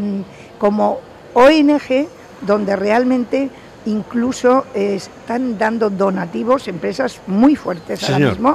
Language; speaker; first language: Spanish; native; Spanish